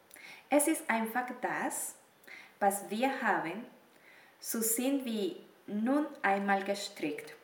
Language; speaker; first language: German; non-native, fluent; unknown